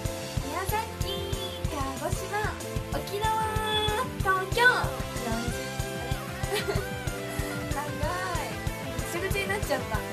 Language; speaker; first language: Japanese; native; Japanese